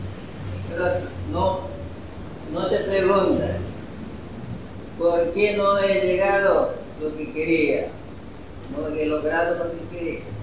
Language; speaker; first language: Spanish; non-native, fluent; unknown